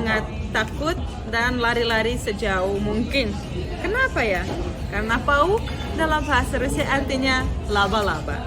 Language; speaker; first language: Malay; non-native, fluent; Russian